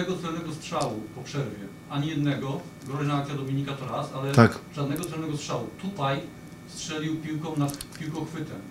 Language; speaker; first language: Polish; native; Polish